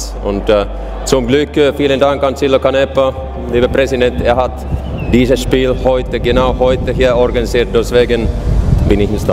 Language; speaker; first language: German; non-native, fluent; Finnish